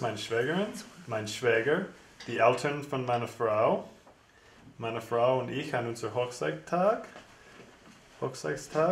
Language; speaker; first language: German; non-native, fluent; English